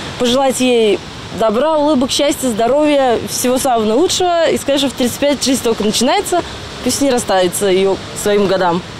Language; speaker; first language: Russian; native; Russian